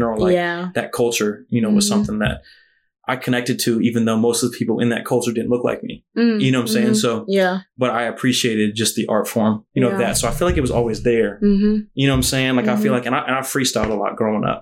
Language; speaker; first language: English; native; English